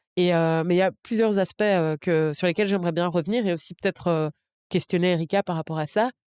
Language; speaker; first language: French; native; French